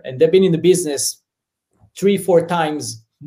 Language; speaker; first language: English; non-native, fluent; Hebrew